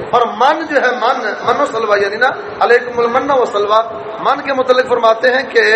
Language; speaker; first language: Urdu; non-native, local second language; Punjabi